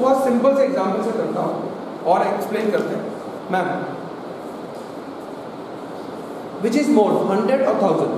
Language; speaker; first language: Hindi; native; Hindi